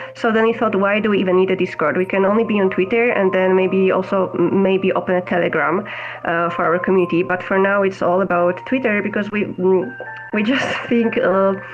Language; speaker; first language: English; non-native, fluent; Polish